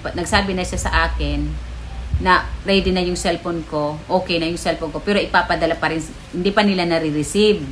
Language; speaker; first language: Filipino; non-native, local second language; Bikol